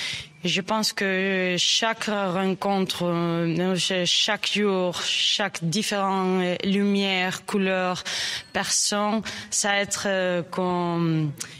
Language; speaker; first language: French; non-native, learner; Spanish